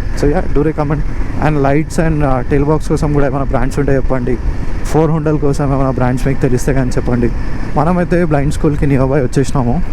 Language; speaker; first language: Telugu; non-native, local second language; Hindi